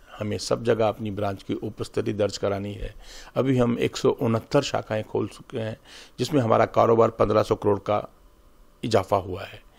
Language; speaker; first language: Hindi; native; Hindi